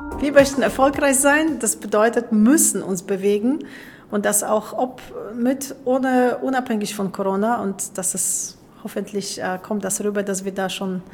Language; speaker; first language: German; non-native, fluent; Polish